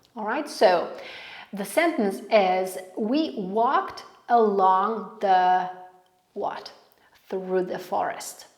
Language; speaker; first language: English; non-native, fluent; Polish